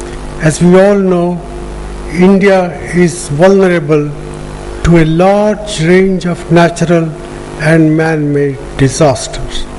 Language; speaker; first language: English; non-native, local second language; Punjabi